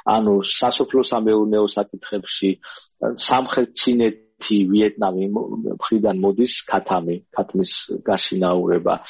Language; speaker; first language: Georgian; native; Georgian